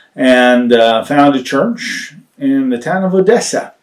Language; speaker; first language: English; native; English